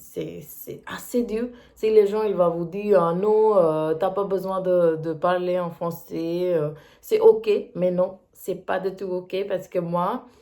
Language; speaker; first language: French; non-native, learner; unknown